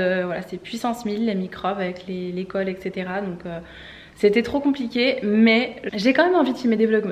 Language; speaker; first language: French; native; French